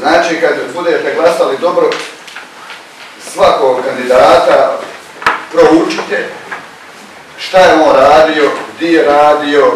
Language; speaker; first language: Croatian; native; Croatian